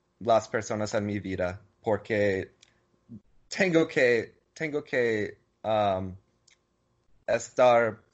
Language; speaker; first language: Spanish; non-native, learner; English